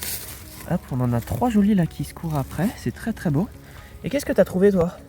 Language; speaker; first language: French; native; French